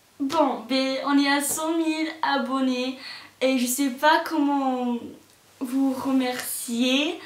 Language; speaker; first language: French; non-native, fluent; English